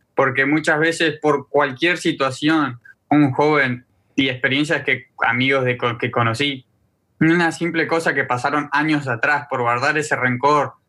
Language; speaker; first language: Spanish; native; Spanish